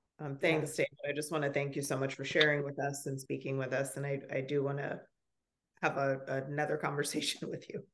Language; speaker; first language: English; native; English